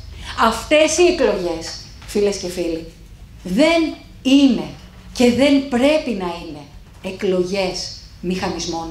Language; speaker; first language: Greek; native; Greek